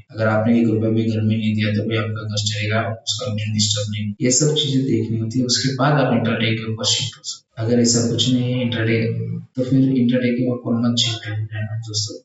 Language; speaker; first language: Hindi; non-native, local second language; Marathi